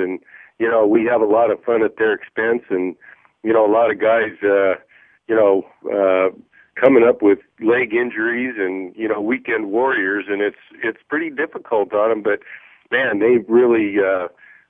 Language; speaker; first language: English; native; English